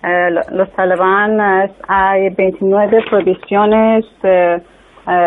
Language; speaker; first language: Spanish; non-native, learner; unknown